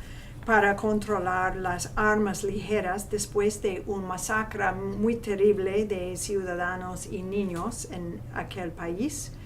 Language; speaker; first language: Spanish; non-native, fluent; English